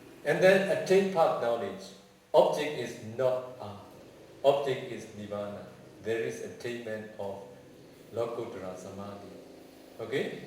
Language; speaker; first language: English; non-native, fluent; Burmese